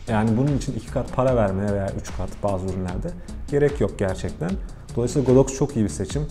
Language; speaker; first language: Turkish; native; Turkish